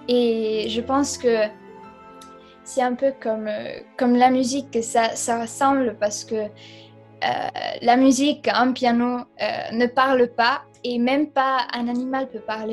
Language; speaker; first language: French; non-native, fluent; Italian